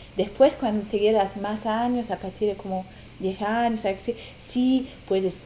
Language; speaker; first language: Spanish; non-native, fluent; German